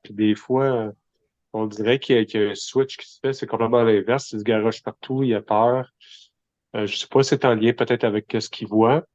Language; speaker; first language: French; native; French